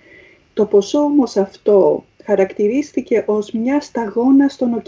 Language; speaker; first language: Greek; native; Greek